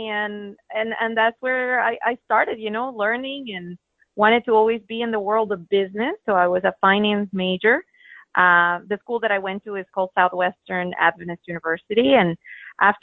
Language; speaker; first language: English; non-native, fluent; Spanish